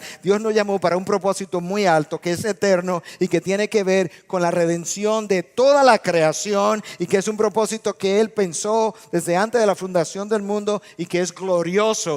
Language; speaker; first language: Spanish; native; Spanish